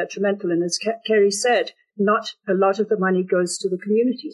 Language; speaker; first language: English; native; English